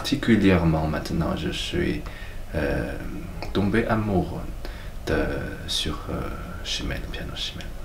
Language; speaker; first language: French; non-native, fluent; Chinese